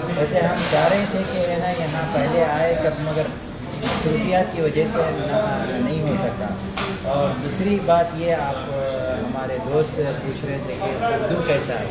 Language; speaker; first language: Urdu; non-native, fluent; Arabic